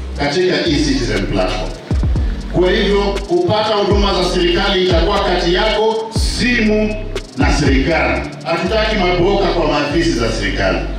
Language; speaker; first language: Swahili; non-native, local second language; Luo (Kenya and Tanzania)